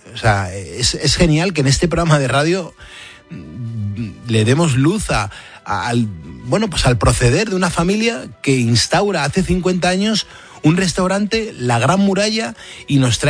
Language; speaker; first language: Spanish; native; Spanish